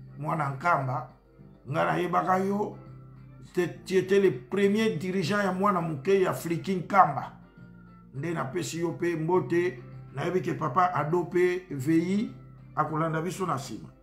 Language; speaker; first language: Lingala; non-native, local second language; Kongo